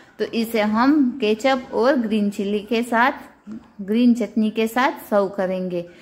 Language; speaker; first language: Hindi; non-native, local second language; Gujarati